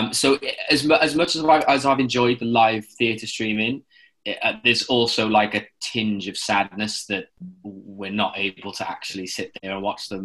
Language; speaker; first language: English; native; English